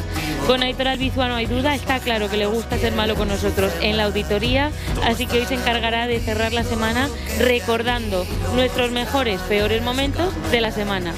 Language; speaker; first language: Spanish; native; Spanish